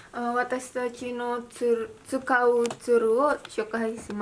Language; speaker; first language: Japanese; non-native, learner; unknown